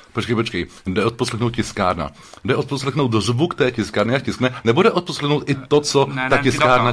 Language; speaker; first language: Czech; native; Czech